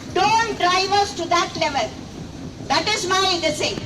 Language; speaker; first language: English; non-native, local second language; Tamil